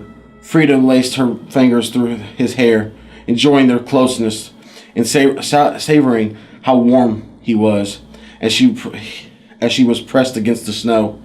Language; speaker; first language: English; native; English